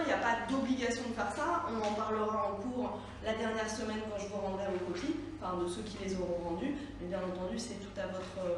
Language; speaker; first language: French; native; French